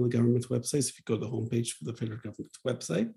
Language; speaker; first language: English; native; English